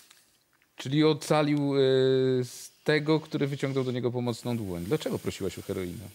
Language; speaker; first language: Polish; native; Polish